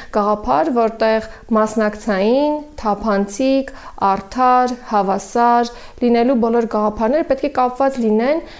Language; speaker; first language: Armenian; native; Armenian